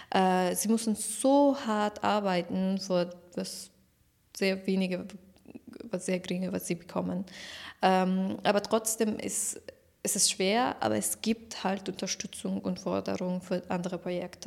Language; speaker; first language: German; non-native, fluent; Persian